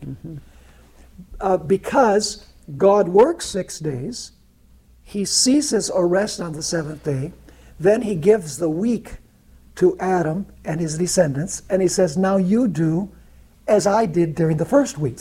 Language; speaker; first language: English; early bilingual, other home language; Spanish